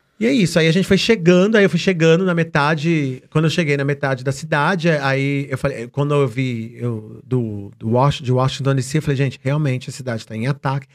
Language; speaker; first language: Portuguese; native; Portuguese